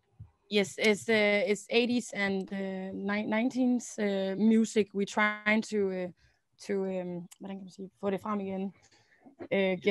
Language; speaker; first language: English; non-native, learner; Danish